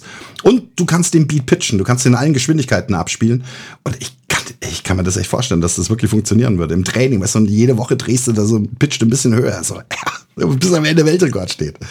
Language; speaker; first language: German; native; German